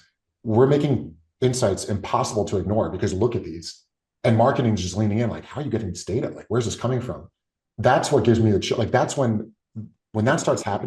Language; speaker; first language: English; native; English